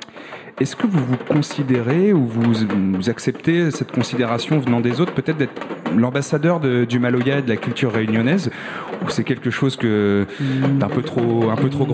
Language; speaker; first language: French; native; French